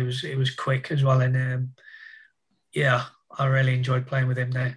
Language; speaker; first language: English; native; English